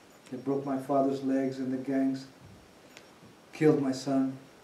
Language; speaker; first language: English; early bilingual, other home language; Spanish